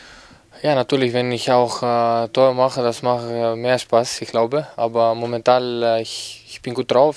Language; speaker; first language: German; non-native, fluent; Greek